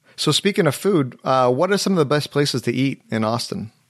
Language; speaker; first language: English; native; English